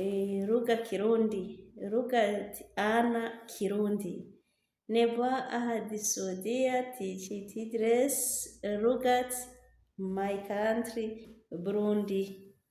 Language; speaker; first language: Arabic; non-native, learner; Rundi